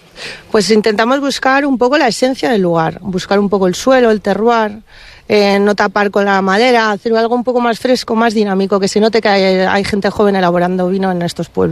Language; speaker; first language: Spanish; native; Spanish